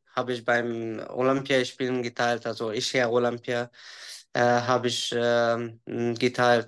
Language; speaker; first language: German; non-native, learner; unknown